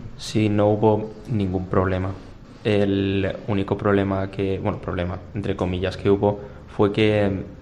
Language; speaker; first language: Spanish; native; Spanish